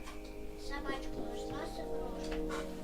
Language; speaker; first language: Russian; early bilingual, other home language; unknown